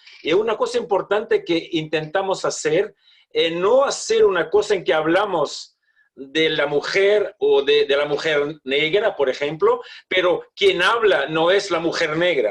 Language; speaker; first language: Spanish; non-native, fluent; Portuguese